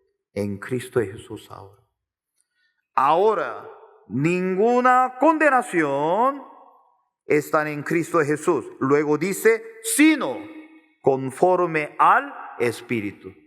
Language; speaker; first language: Spanish; non-native, learner; Korean